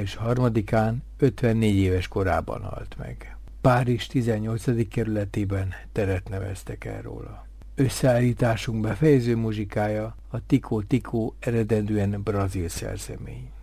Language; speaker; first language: Hungarian; native; Hungarian